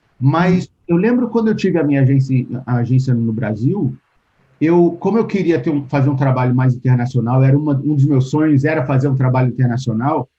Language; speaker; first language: Portuguese; native; Portuguese